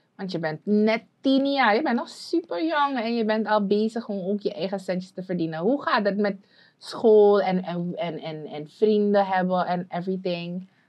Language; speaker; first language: Dutch; native; Dutch